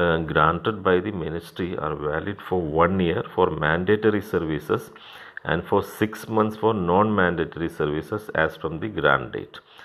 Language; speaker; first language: English; non-native, local second language; Malayalam